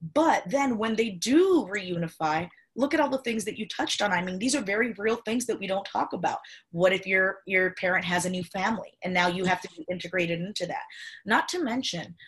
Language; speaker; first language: English; early bilingual, other home language; Spanish